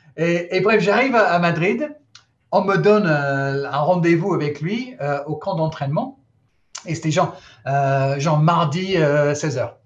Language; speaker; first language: French; non-native, fluent; English